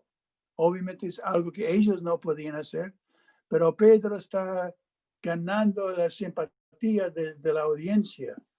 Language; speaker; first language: Spanish; non-native, fluent; English